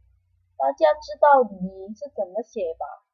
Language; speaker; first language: Chinese; non-native, fluent; Indonesian